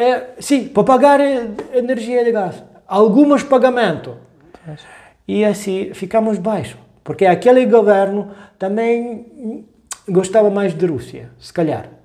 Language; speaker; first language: Portuguese; non-native, learner; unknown